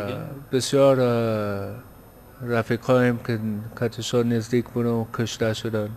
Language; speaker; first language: Persian; early bilingual, heritage; Persian